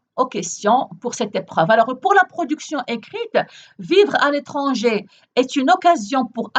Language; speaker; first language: French; non-native, local second language; Arabic